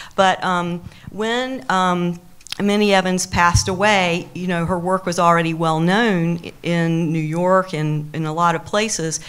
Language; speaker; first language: English; native; English